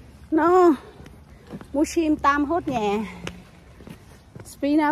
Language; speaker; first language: Czech; non-native, learner; Vietnamese